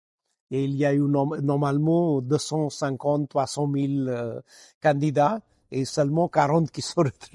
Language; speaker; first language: French; non-native, fluent; Gujarati